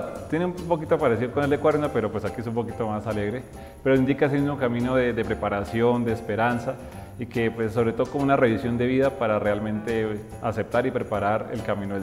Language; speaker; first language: Spanish; native; Spanish